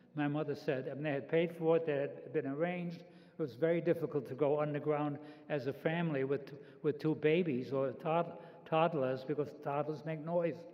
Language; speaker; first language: English; native; English